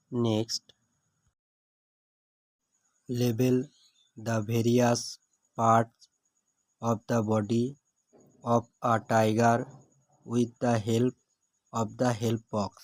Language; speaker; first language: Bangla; native; Bangla